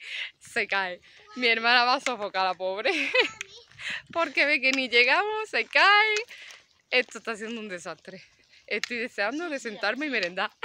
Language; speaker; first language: Spanish; native; Spanish